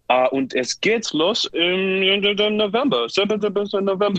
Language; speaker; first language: German; non-native, learner; English